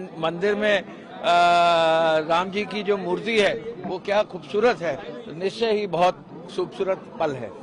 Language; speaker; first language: Hindi; native; Hindi